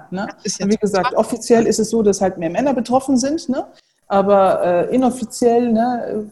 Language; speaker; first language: German; early bilingual, other home language; Turkish